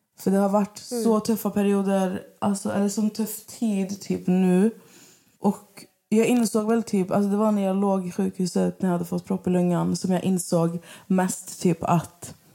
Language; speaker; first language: Swedish; native; Swedish